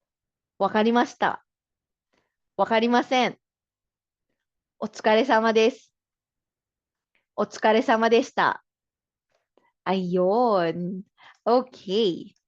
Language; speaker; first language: Japanese; non-native, fluent; Filipino